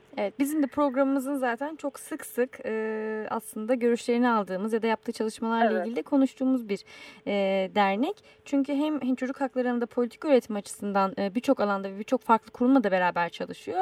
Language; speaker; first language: Turkish; native; Turkish